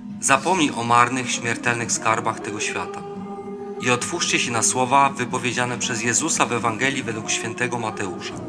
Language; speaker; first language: Polish; native; Polish